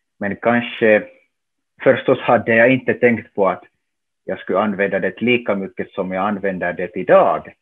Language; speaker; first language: Swedish; non-native, local second language; Finnish